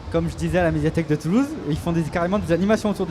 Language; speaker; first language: French; native; French